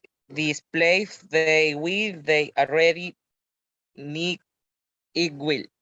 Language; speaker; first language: English; non-native, learner; Spanish